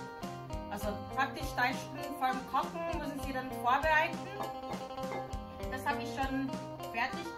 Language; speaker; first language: German; non-native, fluent; Thai